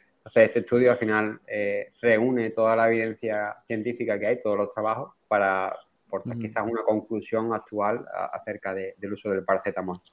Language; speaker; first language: Spanish; native; Spanish